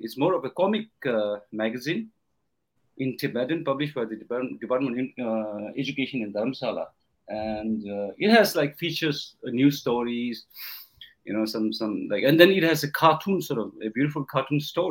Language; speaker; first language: English; non-native, local second language; Tibetan